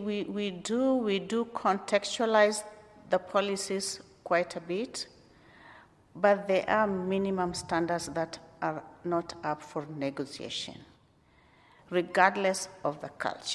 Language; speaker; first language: English; non-native, local second language; Luo (Kenya and Tanzania)